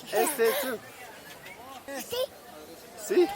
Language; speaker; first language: Spanish; non-native, learner; English